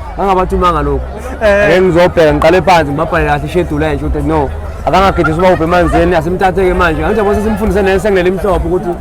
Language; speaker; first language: Zulu; native; Zulu